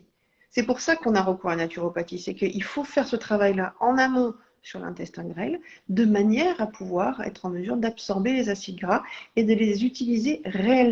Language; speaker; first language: French; native; French